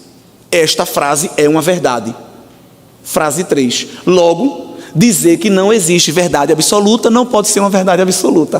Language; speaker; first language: Portuguese; native; Portuguese